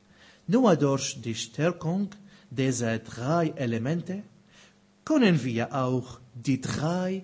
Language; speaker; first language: German; non-native, fluent; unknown